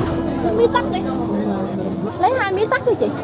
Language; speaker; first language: Vietnamese; native; Vietnamese